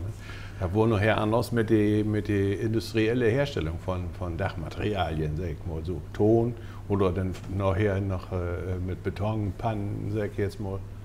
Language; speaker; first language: German; native; German